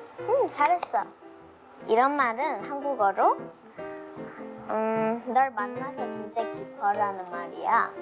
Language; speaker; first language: Korean; early bilingual, heritage; English